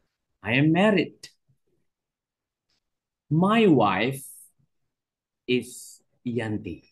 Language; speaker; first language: English; non-native, learner; Indonesian